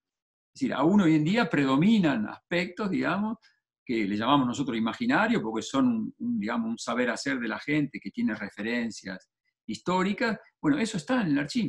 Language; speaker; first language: Spanish; native; Spanish